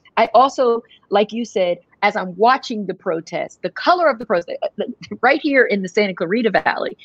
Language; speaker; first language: English; native; English